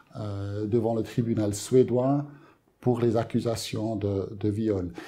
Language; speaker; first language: French; native; French